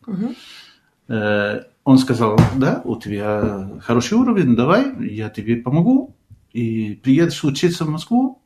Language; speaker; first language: Russian; non-native, fluent; Spanish